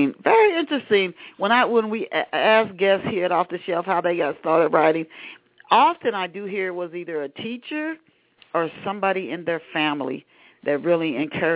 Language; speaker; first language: English; native; English